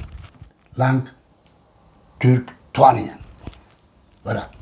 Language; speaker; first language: French; non-native, learner; Turkish